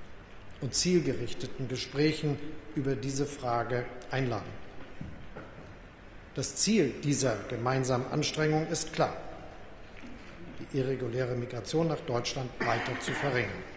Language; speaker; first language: German; native; German